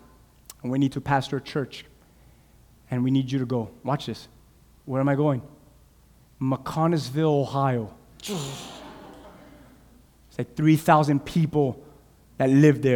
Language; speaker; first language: English; non-native, fluent; Spanish